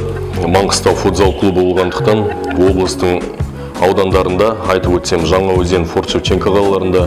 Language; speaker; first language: Kazakh; native; Kazakh